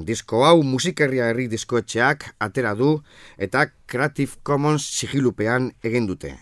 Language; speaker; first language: Basque; native; Basque